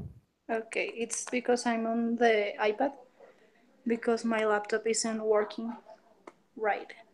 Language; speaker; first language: English; non-native, fluent; Spanish